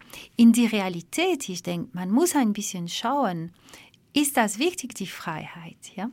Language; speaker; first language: German; non-native, fluent; Dutch